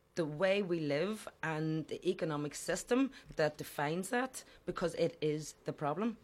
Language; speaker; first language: English; native; English